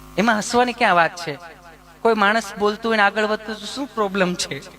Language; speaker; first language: Gujarati; native; Gujarati